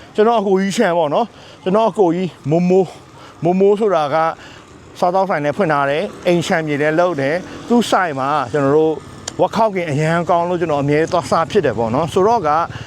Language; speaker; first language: Burmese; native; Burmese